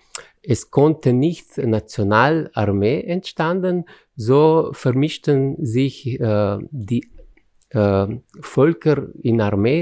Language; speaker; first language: German; non-native, fluent; Slovenian